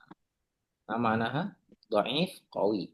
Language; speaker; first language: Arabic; non-native, fluent; Indonesian